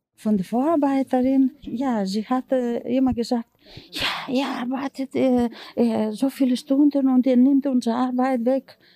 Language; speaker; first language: German; non-native, learner; Greek